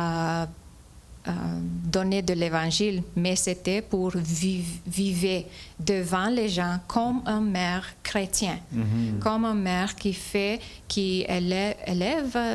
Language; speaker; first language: French; non-native, fluent; English